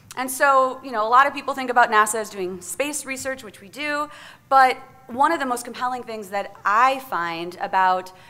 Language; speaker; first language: English; native; English